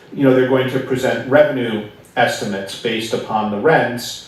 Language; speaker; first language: English; native; English